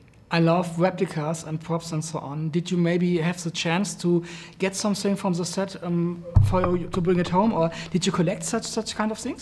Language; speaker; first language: English; non-native, fluent; German